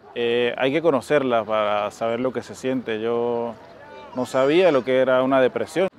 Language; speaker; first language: Spanish; native; Spanish